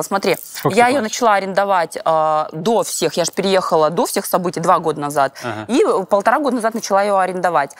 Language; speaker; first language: Russian; native; Russian